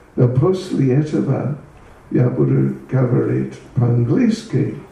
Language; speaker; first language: Russian; non-native, learner; English